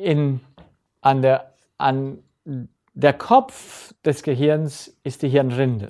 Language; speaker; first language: German; native; German